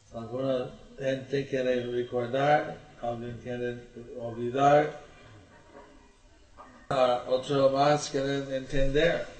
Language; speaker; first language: Spanish; non-native, learner; English